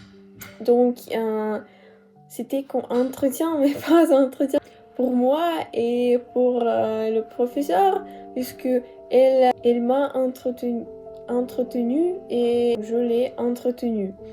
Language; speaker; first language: French; non-native, learner; Russian